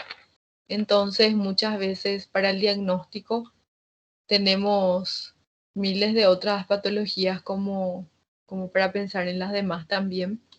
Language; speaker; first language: Spanish; native; Spanish